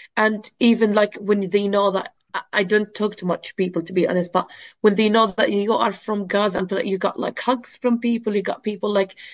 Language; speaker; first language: English; non-native, fluent; Arabic